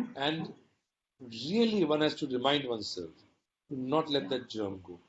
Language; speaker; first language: English; non-native, local second language; Hindi